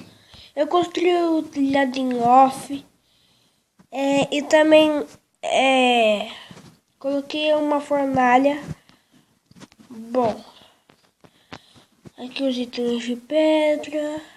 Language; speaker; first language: Portuguese; native; Portuguese